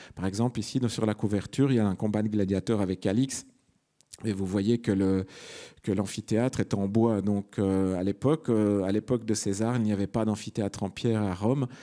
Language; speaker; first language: French; native; French